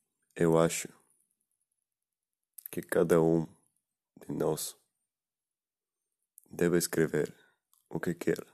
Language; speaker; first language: Portuguese; non-native, learner; Spanish